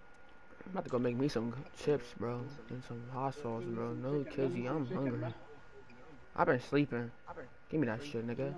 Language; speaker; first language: English; native; English